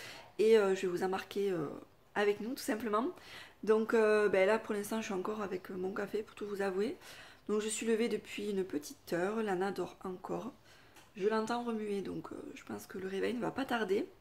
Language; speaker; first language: French; native; French